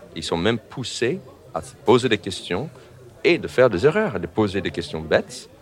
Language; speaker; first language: French; non-native, fluent; English